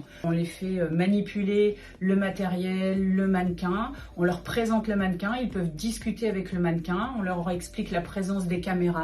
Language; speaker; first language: French; native; French